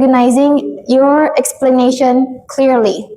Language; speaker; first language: English; non-native, fluent; Indonesian